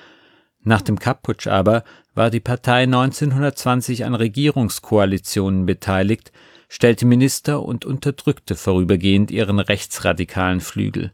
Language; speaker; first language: German; native; German